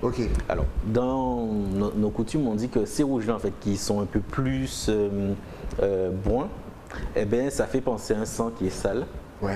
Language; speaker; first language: French; native; French